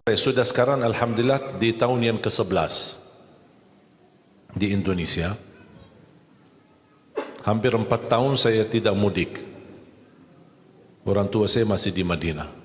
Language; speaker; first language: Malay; non-native, fluent; Arabic